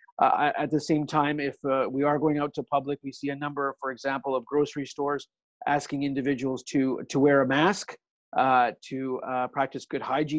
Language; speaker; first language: English; early bilingual, other home language; Italian